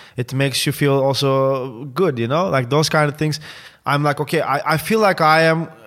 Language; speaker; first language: English; non-native, fluent; Turkish